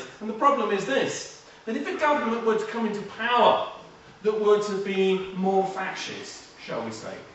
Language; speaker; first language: English; native; English